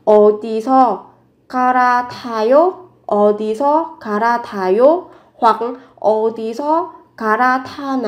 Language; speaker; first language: Korean; non-native, fluent; Vietnamese